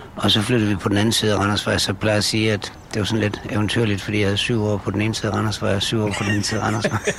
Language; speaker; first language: Danish; native; Danish